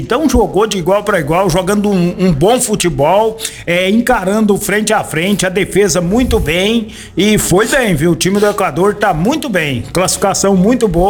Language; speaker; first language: Portuguese; native; Portuguese